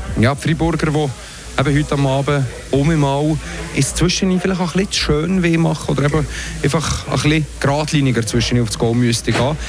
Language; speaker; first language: German; native; German